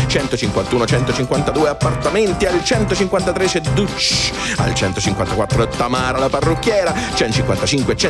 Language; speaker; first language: Italian; native; Italian